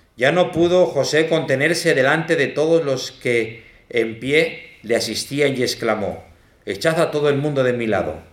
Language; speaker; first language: Spanish; native; Spanish